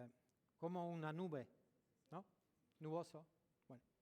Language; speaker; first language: Spanish; non-native, learner; French